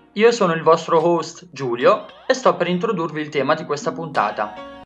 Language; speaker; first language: Italian; non-native, fluent; Portuguese